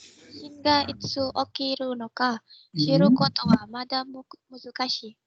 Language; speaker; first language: Japanese; non-native, learner; Indonesian